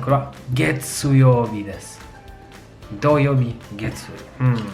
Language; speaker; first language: Japanese; non-native, fluent; Polish